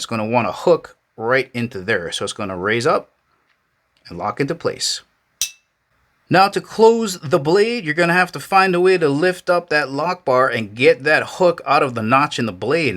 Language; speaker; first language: English; native; English